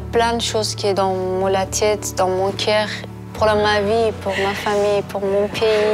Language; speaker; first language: French; non-native, learner; Persian